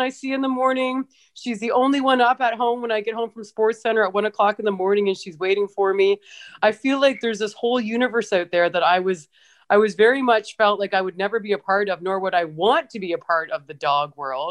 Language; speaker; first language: English; native; English